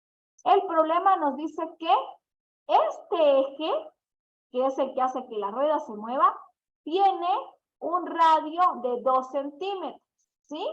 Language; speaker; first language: Spanish; native; Spanish